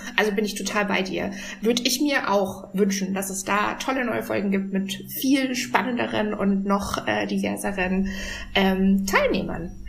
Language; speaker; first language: German; native; German